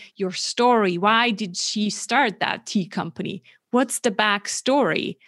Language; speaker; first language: English; non-native, fluent; German